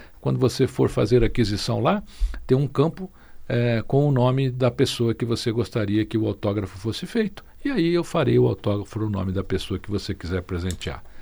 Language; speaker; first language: Portuguese; native; Portuguese